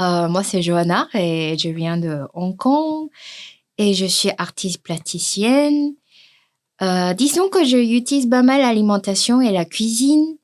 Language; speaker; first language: French; non-native, fluent; Cantonese